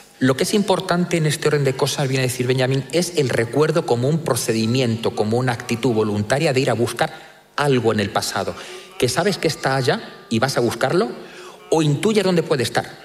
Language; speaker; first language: Spanish; native; Spanish